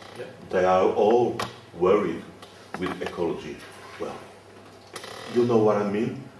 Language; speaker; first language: English; non-native, fluent; Portuguese